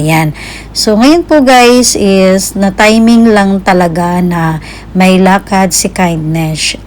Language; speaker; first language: Filipino; native; Filipino